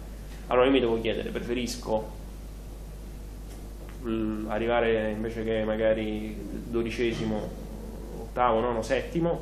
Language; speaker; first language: Italian; native; Italian